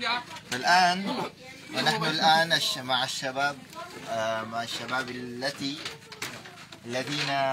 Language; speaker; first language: Arabic; non-native, fluent; Maranao